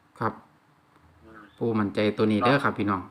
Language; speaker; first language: Thai; non-native, local second language; Lao